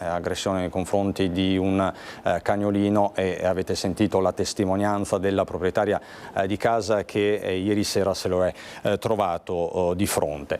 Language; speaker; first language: Italian; native; Italian